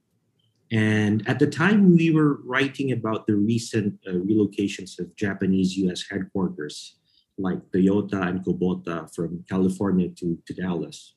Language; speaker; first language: English; non-native, local second language; Filipino